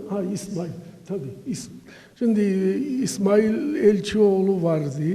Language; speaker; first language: Turkish; native; Turkish